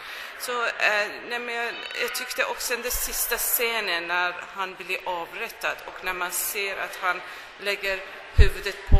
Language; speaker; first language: Swedish; non-native, fluent; Persian